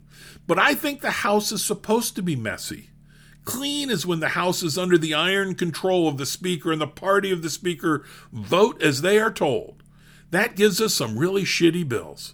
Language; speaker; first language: English; native; English